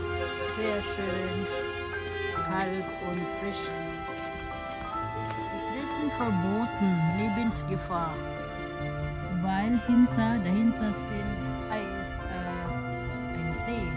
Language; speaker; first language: German; non-native, learner; Filipino